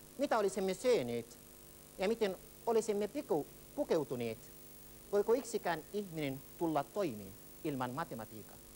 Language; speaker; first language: Finnish; non-native, fluent; Arabic